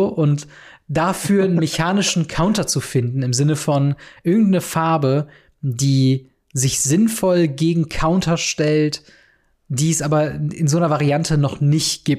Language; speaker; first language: German; native; German